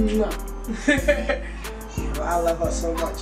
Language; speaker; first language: English; native; English